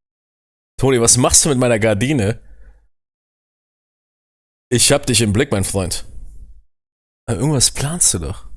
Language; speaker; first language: German; native; German